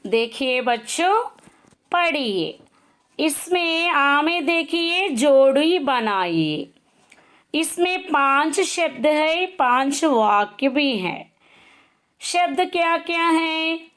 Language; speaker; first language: Hindi; non-native, local second language; Telugu